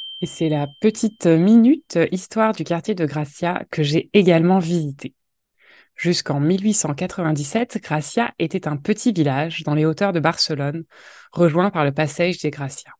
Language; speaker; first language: French; native; French